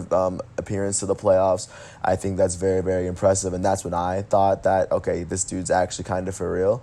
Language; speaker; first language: English; native; English